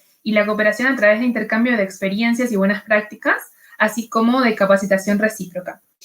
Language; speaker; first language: Spanish; native; Spanish